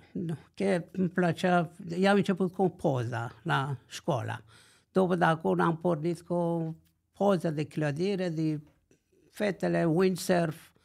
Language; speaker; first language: Romanian; non-native, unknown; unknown